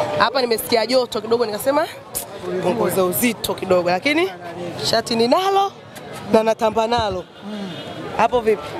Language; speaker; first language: Swahili; native; Swahili